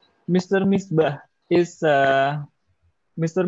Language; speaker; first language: English; non-native, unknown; Indonesian